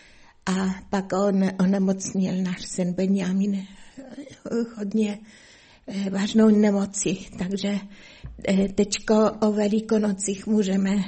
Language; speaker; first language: Czech; non-native, fluent; Polish